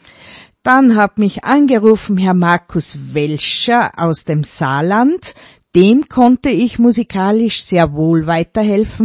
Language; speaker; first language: German; native; German